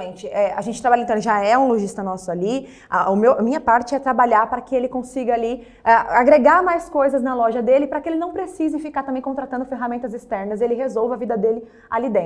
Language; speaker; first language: Portuguese; native; Portuguese